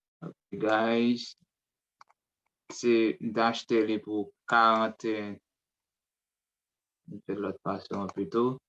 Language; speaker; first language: French; non-native, learner; Haitian Creole